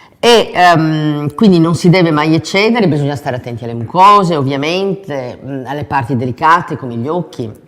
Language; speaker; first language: Italian; native; Italian